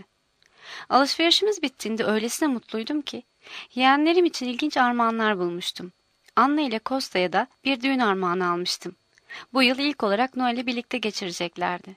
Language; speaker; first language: Turkish; native; Turkish